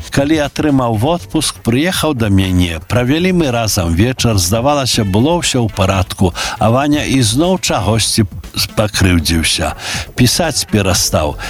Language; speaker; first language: Ukrainian; native; Ukrainian